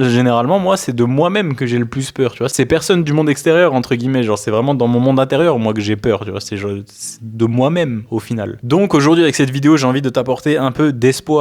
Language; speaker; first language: French; native; French